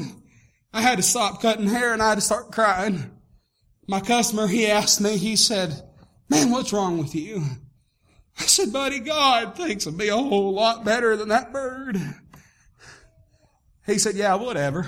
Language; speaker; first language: English; native; English